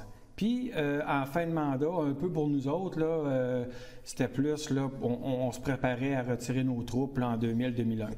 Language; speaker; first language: French; native; French